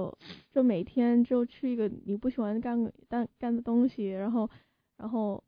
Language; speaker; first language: Chinese; early bilingual, heritage; Chinese